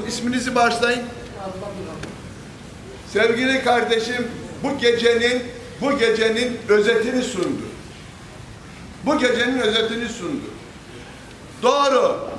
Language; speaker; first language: Turkish; native; Turkish